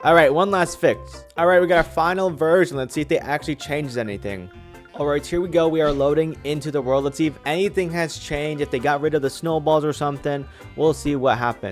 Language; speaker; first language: English; native; English